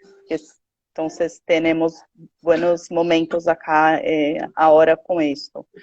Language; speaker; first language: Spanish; non-native, learner; Portuguese